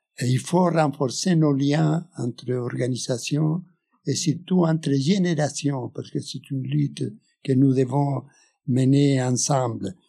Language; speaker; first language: French; non-native, fluent; Spanish